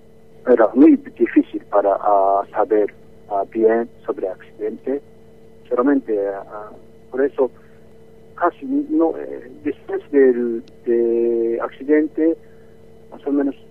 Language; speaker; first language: Spanish; non-native, learner; Japanese